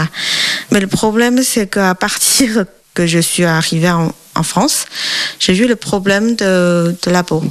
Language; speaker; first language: French; non-native, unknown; Chinese